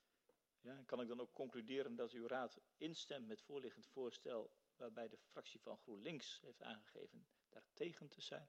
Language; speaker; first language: Dutch; native; Dutch